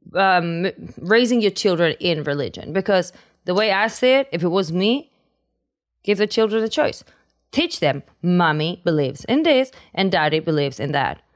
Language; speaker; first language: English; non-native, fluent; Spanish